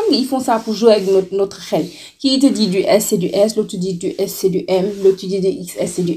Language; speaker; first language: French; non-native, local second language; Wolof